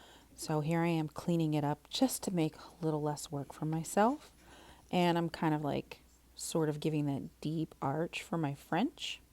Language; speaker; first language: English; native; English